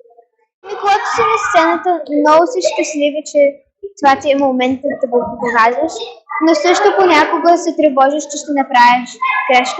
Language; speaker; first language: Bulgarian; early bilingual, heritage; English